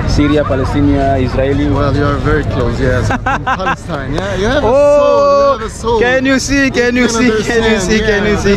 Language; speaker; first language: English; non-native, fluent; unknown